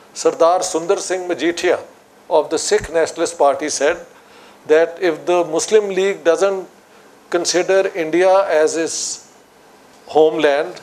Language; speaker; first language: English; non-native, local second language; Punjabi